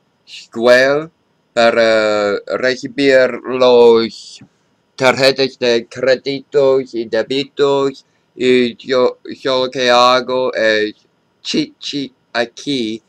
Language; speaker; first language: Spanish; non-native, learner; English